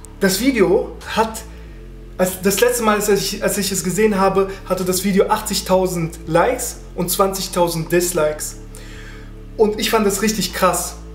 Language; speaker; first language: German; early bilingual, other home language; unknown